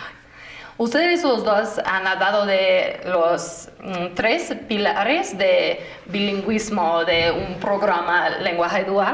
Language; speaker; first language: Spanish; non-native, fluent; English